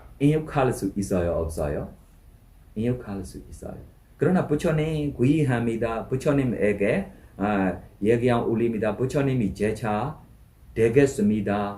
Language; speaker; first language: Korean; non-native, learner; Burmese